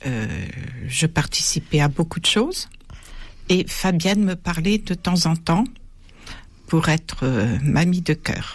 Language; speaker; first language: French; native; French